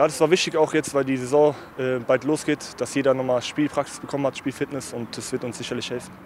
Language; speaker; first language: German; native; German